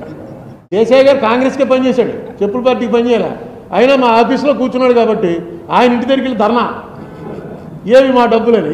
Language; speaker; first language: Telugu; native; Telugu